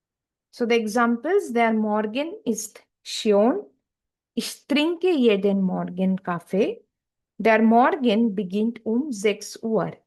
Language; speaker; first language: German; non-native, fluent; Hindi